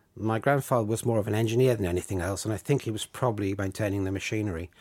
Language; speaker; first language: English; native; English